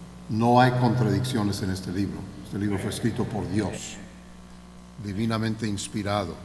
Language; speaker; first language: Spanish; non-native, fluent; English